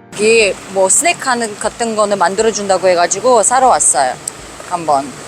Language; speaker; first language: Korean; non-native, fluent; Uzbek